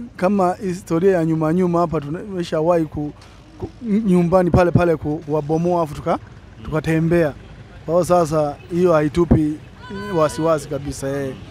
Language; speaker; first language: Swahili; native; Swahili